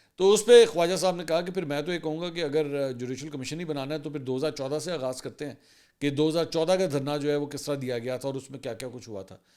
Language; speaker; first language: Urdu; native; Urdu